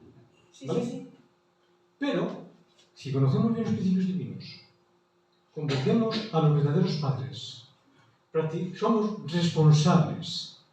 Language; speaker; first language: Spanish; native; Spanish